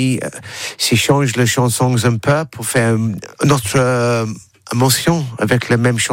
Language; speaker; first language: French; non-native, learner; English